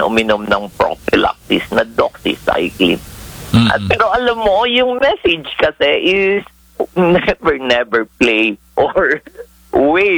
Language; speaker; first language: Filipino; non-native, local second language; Hiligaynon